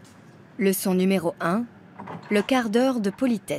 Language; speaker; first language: French; native; French